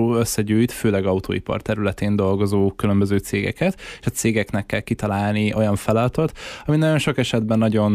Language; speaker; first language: Hungarian; native; Hungarian